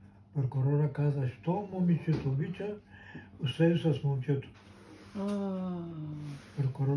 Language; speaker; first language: Bulgarian; non-native, local second language; Turkish